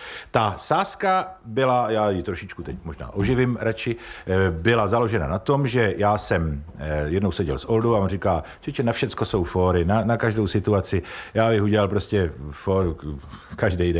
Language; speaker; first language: Czech; native; Czech